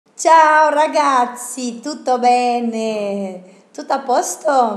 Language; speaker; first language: Italian; non-native, fluent; Portuguese